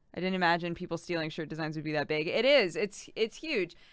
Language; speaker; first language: English; native; English